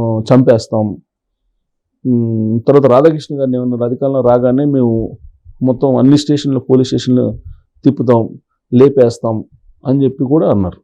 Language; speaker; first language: Telugu; native; Telugu